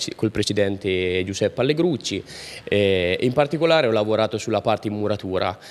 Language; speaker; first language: Italian; native; Italian